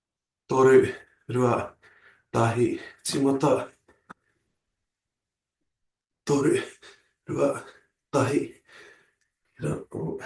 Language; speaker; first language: Māori; non-native, local second language; English